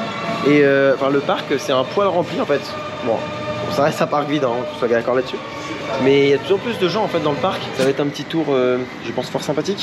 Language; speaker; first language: French; native; French